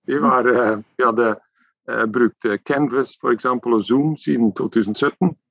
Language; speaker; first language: Norwegian; non-native, fluent; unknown